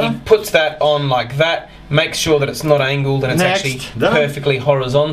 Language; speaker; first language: English; native; English